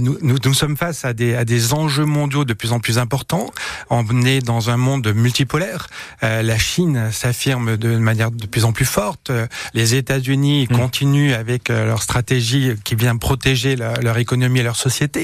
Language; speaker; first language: French; native; French